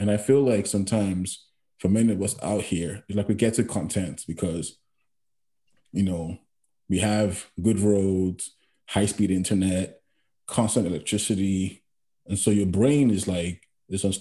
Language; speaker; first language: English; non-native, local second language; Yoruba